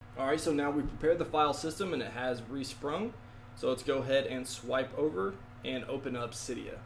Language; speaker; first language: English; native; English